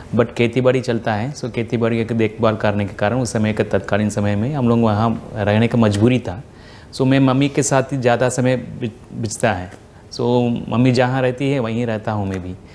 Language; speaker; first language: Hindi; non-native, local second language; Tamil